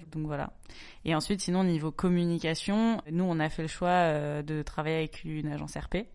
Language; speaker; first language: French; native; French